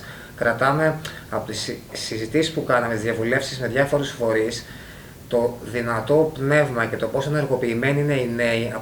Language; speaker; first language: Greek; native; Greek